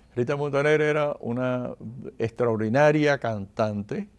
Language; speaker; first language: Spanish; native; Spanish